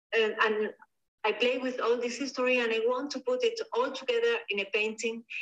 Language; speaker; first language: English; non-native, learner; Spanish